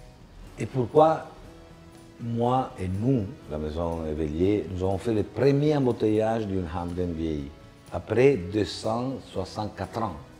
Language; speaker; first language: French; non-native, fluent; Italian